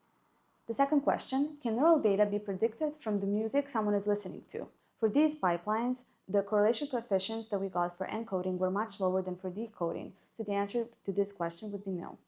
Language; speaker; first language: English; non-native, fluent; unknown